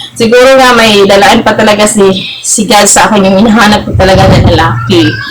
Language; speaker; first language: Filipino; non-native, local second language; Cebuano